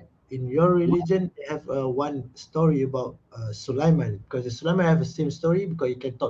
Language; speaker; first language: English; non-native, local second language; Malay